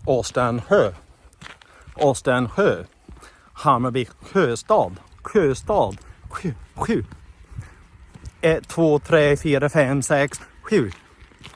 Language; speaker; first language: Swedish; non-native, learner; English